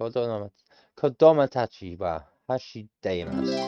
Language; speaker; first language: Japanese; non-native, learner; English